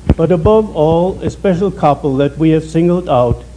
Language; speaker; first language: English; non-native, fluent; German